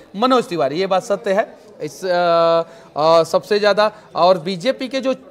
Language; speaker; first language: Hindi; native; Hindi